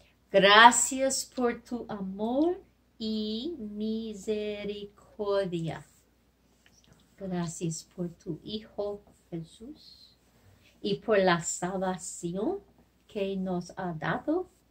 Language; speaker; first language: Spanish; non-native, learner; English